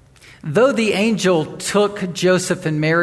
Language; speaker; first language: English; native; English